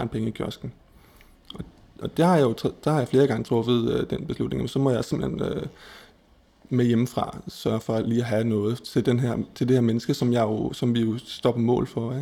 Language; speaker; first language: Danish; native; Danish